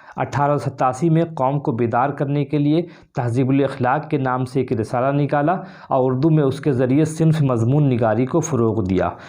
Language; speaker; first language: Urdu; native; Urdu